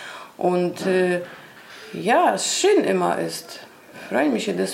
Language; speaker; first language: German; non-native, learner; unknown